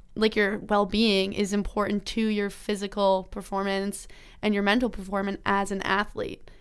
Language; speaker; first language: English; native; English